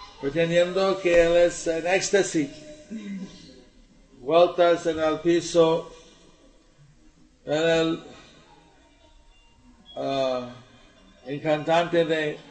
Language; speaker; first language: Spanish; non-native, learner; English